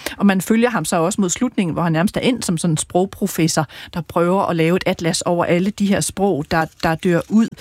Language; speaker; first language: Danish; native; Danish